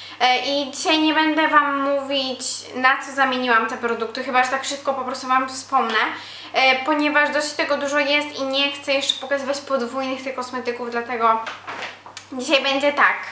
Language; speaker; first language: Polish; native; Polish